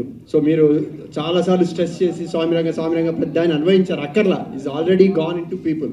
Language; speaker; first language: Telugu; native; Telugu